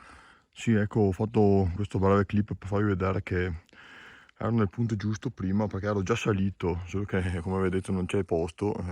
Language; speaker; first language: Italian; native; Italian